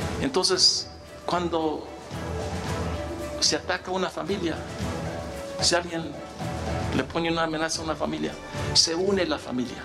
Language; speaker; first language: Spanish; early bilingual, heritage; Spanish